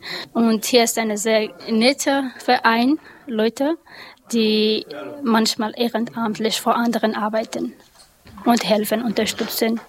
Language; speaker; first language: German; non-native, learner; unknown